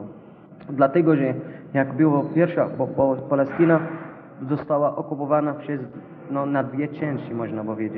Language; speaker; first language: Polish; non-native, fluent; Arabic